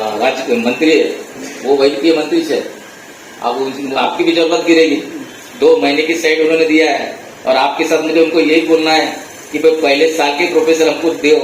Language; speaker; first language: Hindi; non-native, local second language; Marathi